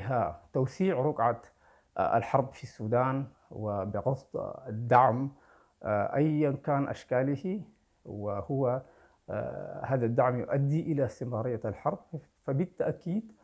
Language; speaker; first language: Arabic; native; Arabic